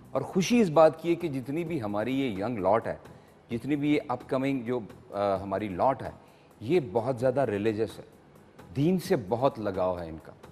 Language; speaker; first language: Urdu; non-native, local second language; Pashto